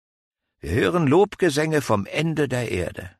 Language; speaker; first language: German; native; German